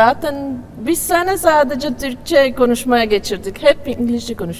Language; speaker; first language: Turkish; non-native, learner; Latvian